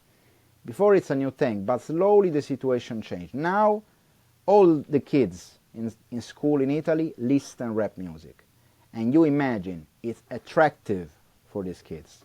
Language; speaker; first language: English; non-native, learner; Italian